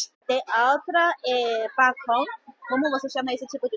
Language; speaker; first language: Portuguese; non-native, fluent; Chinese